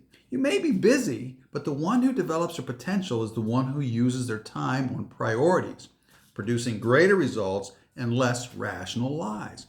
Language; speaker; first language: English; native; English